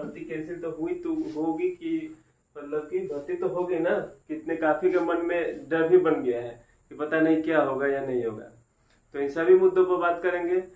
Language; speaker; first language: Hindi; native; Hindi